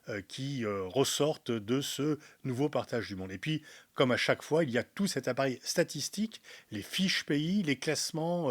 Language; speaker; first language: French; native; French